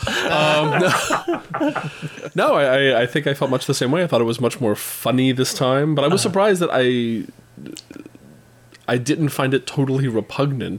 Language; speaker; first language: English; native; English